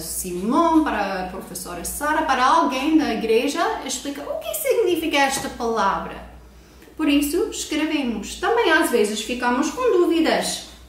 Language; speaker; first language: Portuguese; non-native, fluent; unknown